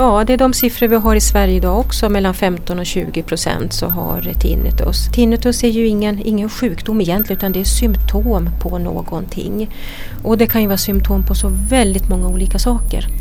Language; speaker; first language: Swedish; native; Swedish